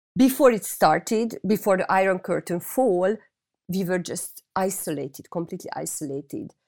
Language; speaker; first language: English; non-native, fluent; Hungarian